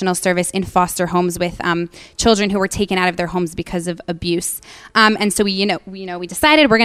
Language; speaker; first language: English; native; English